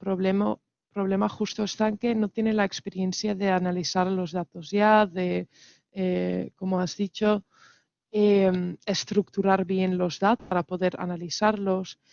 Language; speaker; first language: Spanish; non-native, fluent; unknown